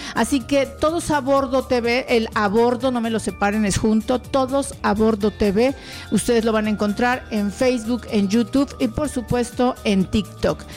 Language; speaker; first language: Spanish; native; Spanish